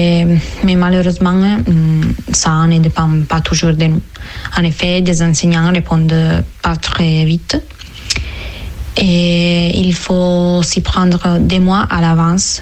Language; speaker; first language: French; non-native, fluent; Italian